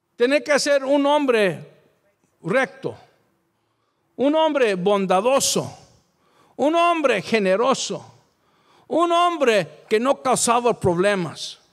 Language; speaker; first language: Spanish; early bilingual, heritage; Spanish